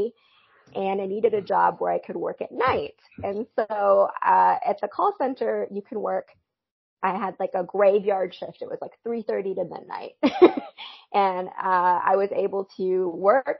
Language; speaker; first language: English; native; English